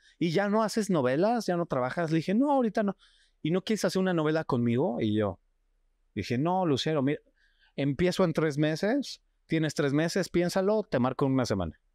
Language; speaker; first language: Spanish; native; Spanish